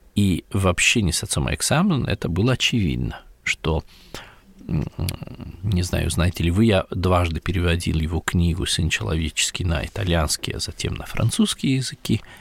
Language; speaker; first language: Russian; non-native, fluent; Italian